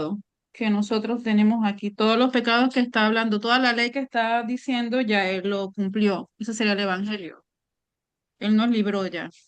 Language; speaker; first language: Spanish; non-native, fluent; English